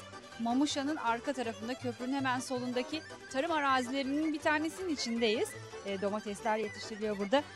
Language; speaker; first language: Turkish; native; Turkish